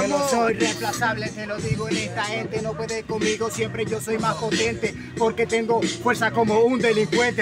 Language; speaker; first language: Spanish; native; Spanish